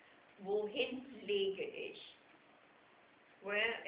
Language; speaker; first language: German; non-native, fluent; English